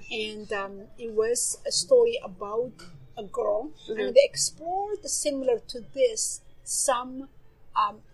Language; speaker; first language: English; non-native, fluent; Somali